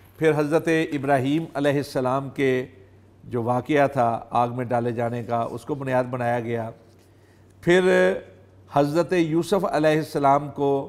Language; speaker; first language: Urdu; non-native, local second language; Punjabi